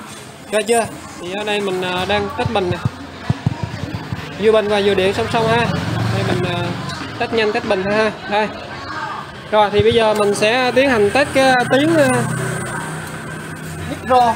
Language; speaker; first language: Vietnamese; native; Vietnamese